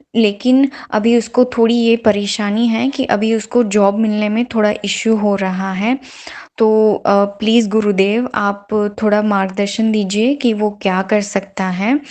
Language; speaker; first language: Hindi; non-native, local second language; Gujarati